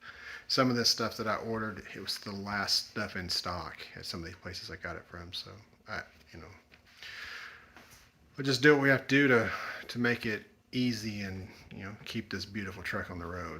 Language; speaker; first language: English; native; English